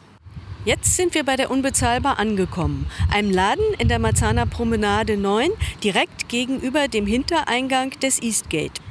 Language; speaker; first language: German; native; German